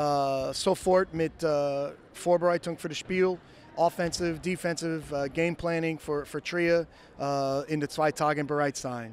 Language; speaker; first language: German; non-native, learner; English